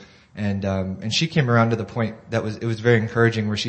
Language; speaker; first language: English; native; English